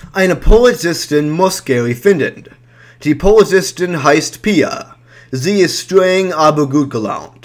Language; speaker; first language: German; non-native, learner; English